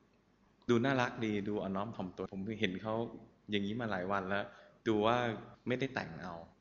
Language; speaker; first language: Thai; native; Thai